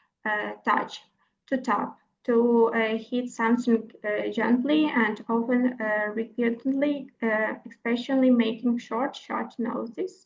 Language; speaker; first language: English; non-native, learner; Ukrainian